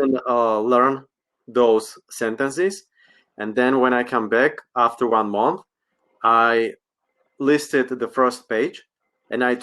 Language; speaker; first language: English; non-native, learner; Slovak